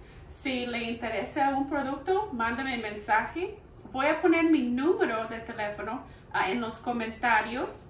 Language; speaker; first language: Spanish; early bilingual, heritage; Spanish